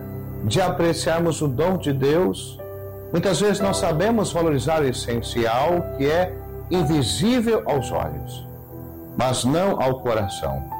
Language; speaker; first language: Portuguese; native; Portuguese